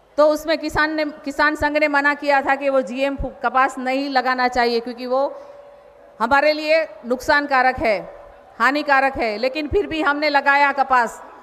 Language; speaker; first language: Hindi; non-native, local second language; Gujarati